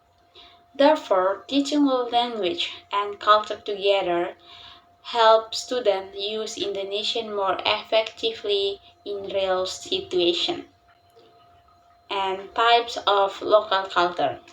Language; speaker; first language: English; non-native, learner; Indonesian